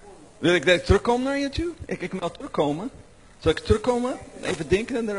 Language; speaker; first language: Dutch; non-native, learner; English